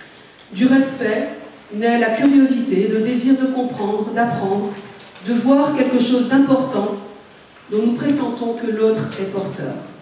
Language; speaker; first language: French; native; French